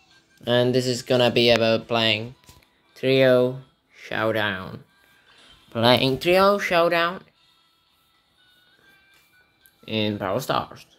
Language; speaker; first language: English; non-native, learner; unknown